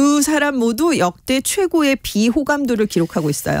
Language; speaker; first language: Korean; native; Korean